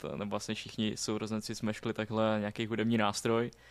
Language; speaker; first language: Czech; native; Czech